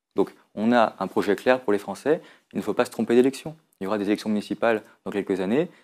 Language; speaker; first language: French; native; French